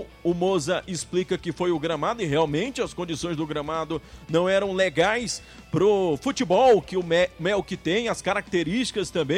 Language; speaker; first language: Portuguese; native; Portuguese